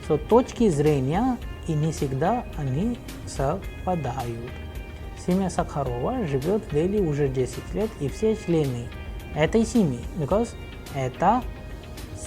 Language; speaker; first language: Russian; non-native, fluent; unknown